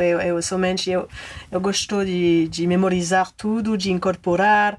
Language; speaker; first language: Portuguese; non-native, learner; French